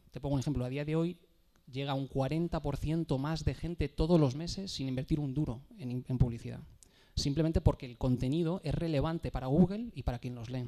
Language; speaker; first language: Spanish; native; Spanish